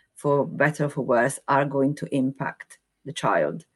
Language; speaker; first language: English; non-native, fluent; Italian